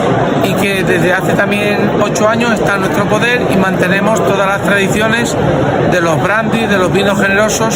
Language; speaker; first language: Spanish; native; Spanish